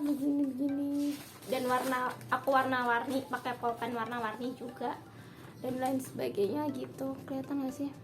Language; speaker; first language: Indonesian; native; Indonesian